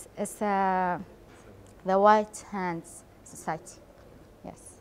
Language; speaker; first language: English; non-native, learner; Arabic